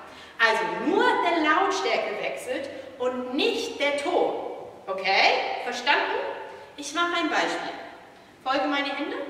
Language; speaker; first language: German; non-native, fluent; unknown